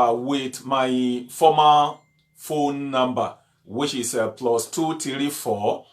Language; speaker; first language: English; non-native, local second language; Yoruba